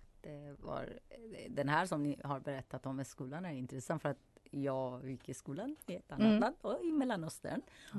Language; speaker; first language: Swedish; non-native, fluent; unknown